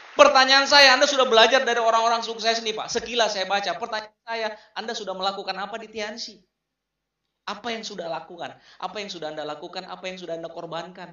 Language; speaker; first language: Indonesian; native; Indonesian